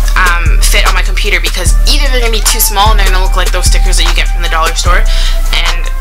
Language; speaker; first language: English; native; English